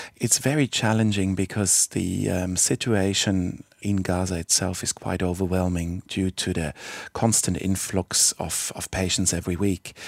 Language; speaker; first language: English; non-native, fluent; Swiss German